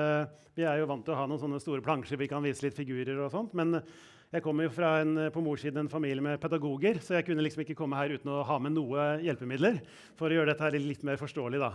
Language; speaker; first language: Norwegian; native; Norwegian